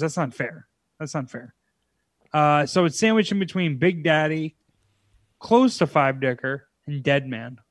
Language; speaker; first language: English; native; English